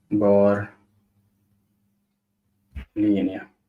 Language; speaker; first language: Spanish; non-native, learner; Arabic